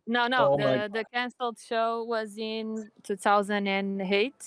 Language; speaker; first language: English; non-native, learner; Portuguese